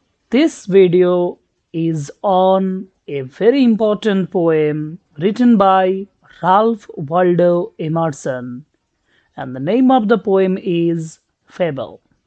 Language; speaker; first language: English; non-native, local second language; Bangla